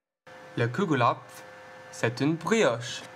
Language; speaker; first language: French; non-native, learner; English